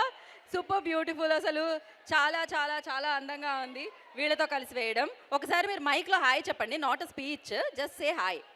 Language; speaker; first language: Telugu; native; Telugu